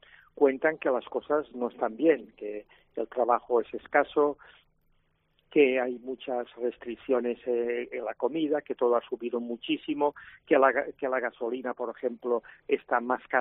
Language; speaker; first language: Spanish; non-native, local second language; Catalan